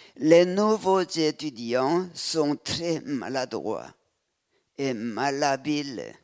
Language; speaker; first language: French; non-native, fluent; Korean